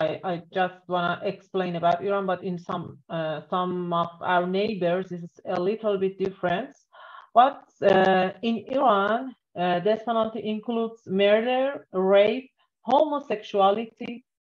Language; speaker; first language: English; non-native, learner; Persian